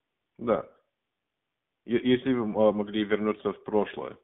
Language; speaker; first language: Russian; non-native, learner; English